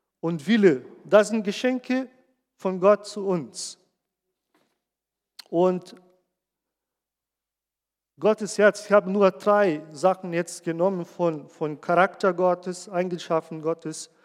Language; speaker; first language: German; non-native, fluent; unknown